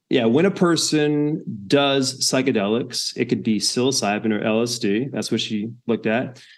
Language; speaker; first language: English; native; English